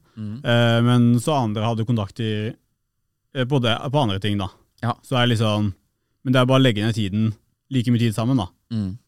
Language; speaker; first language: Norwegian; early bilingual, other home language; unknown